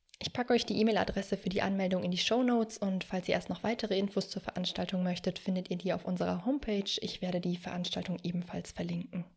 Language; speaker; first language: German; native; German